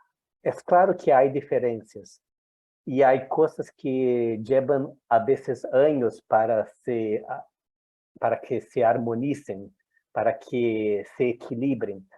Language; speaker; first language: Spanish; non-native, fluent; Portuguese